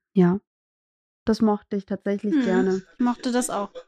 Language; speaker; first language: German; native; German